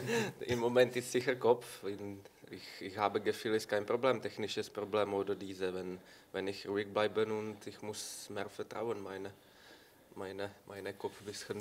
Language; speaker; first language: German; non-native, learner; Czech